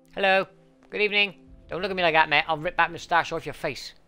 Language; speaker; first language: English; native; English